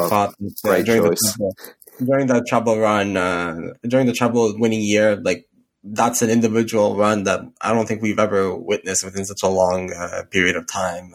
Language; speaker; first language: English; native; English